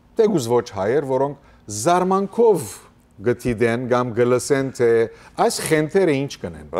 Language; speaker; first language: Armenian; early bilingual, heritage; Armenian